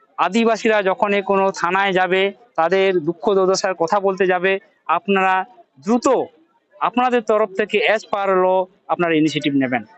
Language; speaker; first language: Bangla; non-native, local second language; Santali